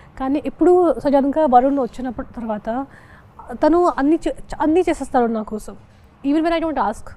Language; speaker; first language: Telugu; non-native, fluent; Hindi